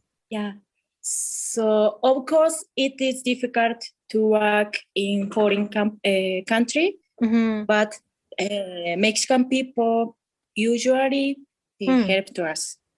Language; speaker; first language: English; non-native, fluent; Japanese